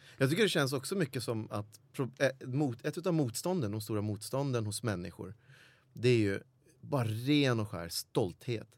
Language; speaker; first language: Swedish; early bilingual, other home language; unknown